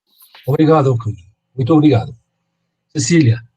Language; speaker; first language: Portuguese; non-native, learner; Spanish